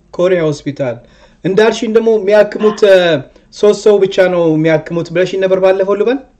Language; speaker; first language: Amharic; early bilingual, heritage; Amharic